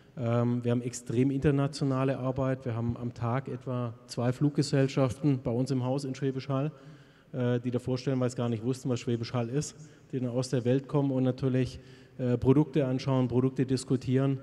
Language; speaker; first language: German; native; German